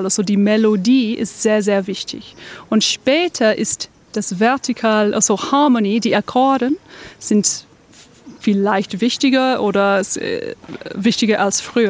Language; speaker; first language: German; non-native, fluent; English